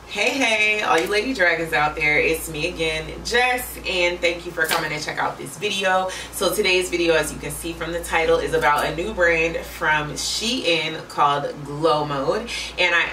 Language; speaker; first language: English; native; English